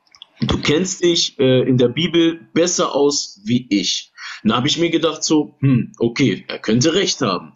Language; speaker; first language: German; native; German